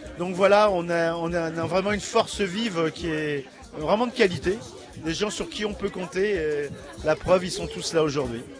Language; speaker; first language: French; native; French